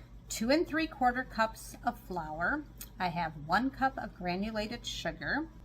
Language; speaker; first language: English; native; English